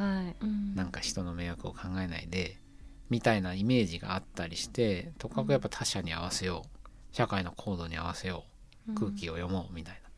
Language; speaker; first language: Japanese; native; Japanese